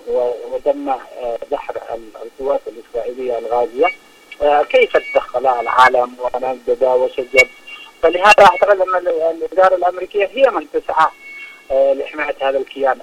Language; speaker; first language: Arabic; native; Arabic